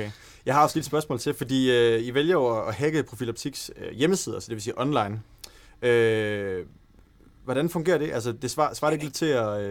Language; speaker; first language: Danish; native; Danish